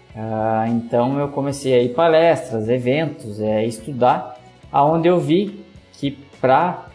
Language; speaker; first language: Portuguese; native; Portuguese